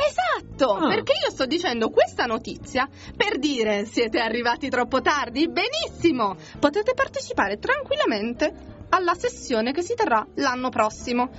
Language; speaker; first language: Italian; native; Italian